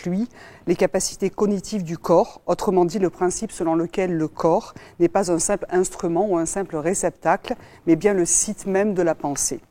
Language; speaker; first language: French; native; French